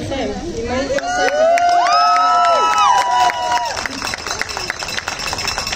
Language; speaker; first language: Hebrew; non-native, fluent; Russian